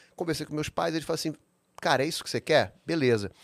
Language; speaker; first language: Portuguese; native; Portuguese